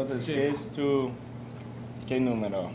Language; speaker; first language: Spanish; non-native, learner; English